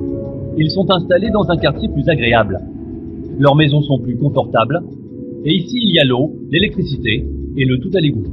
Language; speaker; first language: French; native; French